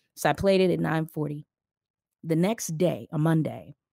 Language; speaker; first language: English; native; English